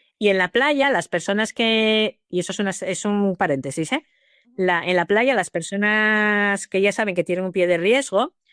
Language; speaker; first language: Spanish; native; Spanish